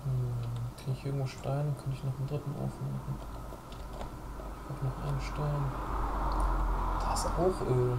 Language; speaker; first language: German; native; German